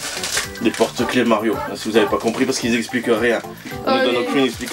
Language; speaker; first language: French; native; French